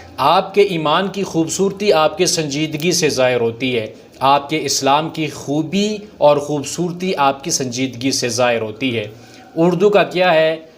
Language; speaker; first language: Urdu; native; Urdu